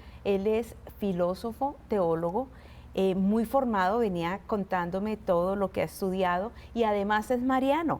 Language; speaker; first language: Spanish; native; Spanish